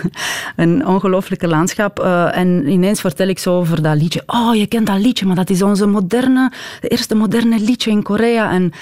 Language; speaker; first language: Dutch; non-native, fluent; Romanian